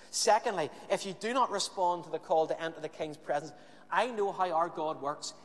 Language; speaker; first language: English; native; English